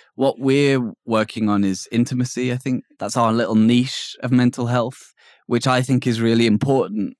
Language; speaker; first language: English; native; English